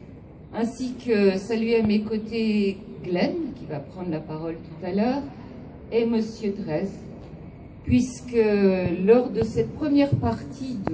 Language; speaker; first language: French; native; French